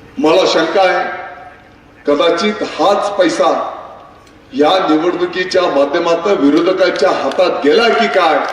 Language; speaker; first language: Marathi; native; Marathi